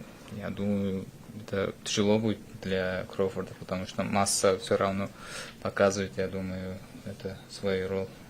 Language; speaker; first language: Russian; non-native, fluent; Uzbek